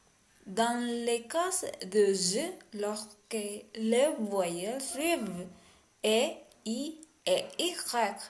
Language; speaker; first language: French; non-native, learner; Spanish